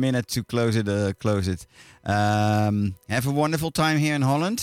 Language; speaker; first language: English; non-native, fluent; Dutch